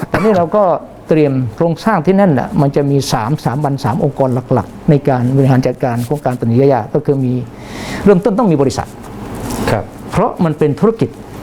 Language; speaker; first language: Thai; non-native, local second language; Malay